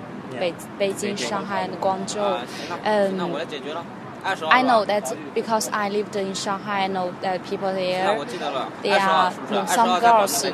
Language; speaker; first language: English; non-native, fluent; Chinese